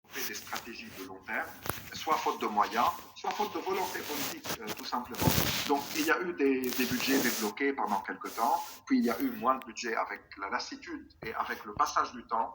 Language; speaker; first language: French; non-native, fluent; Arabic